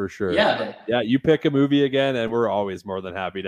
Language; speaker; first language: English; native; English